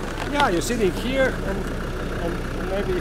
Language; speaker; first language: English; non-native, learner; Latvian